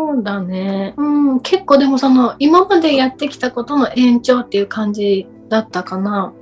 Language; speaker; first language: Japanese; early bilingual, other home language; Portuguese